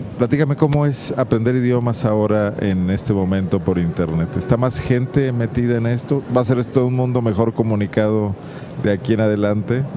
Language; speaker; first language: Spanish; native; Spanish